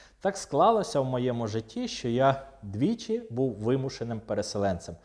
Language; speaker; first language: Ukrainian; non-native, local second language; Russian